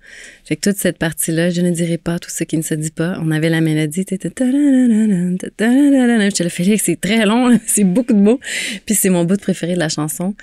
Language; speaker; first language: French; native; French